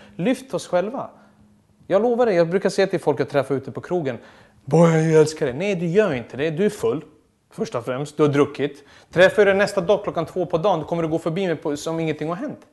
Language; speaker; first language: Swedish; early bilingual, other home language; Serbian